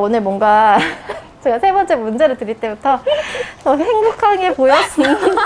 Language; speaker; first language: Korean; native; Korean